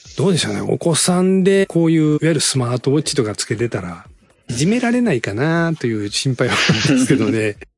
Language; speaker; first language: Japanese; native; Japanese